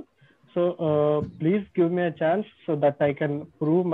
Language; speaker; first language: English; non-native, local second language; Telugu